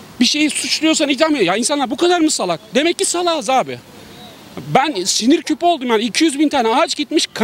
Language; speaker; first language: Turkish; native; Turkish